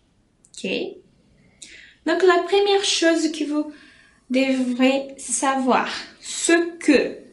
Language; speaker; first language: French; non-native, fluent; Portuguese